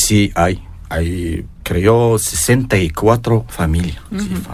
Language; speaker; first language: Spanish; non-native, learner; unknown